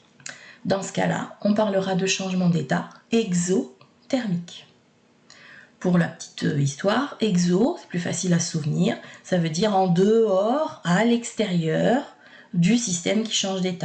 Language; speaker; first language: French; native; French